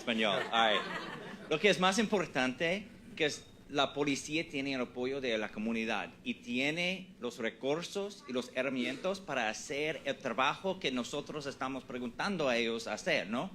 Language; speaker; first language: Spanish; non-native, fluent; English